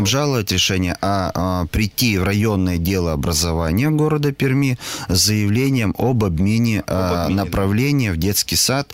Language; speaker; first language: Russian; native; Russian